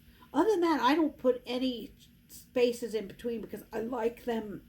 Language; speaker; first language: English; native; English